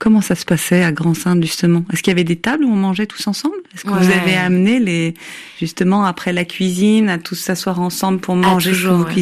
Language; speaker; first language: French; native; French